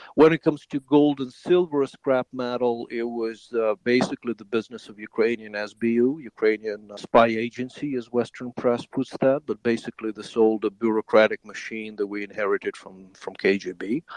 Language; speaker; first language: English; non-native, fluent; Ukrainian